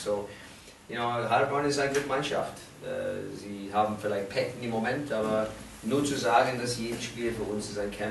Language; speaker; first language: German; non-native, fluent; English